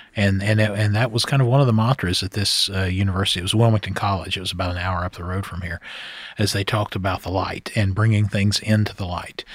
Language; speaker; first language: English; native; English